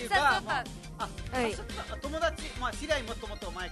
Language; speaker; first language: Japanese; non-native, fluent; Nepali